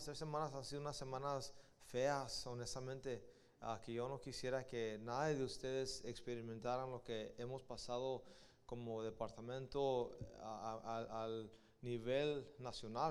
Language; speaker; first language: Spanish; early bilingual, heritage; Spanish